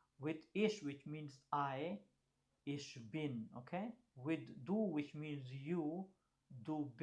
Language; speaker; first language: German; non-native, fluent; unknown